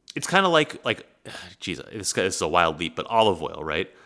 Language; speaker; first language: English; native; English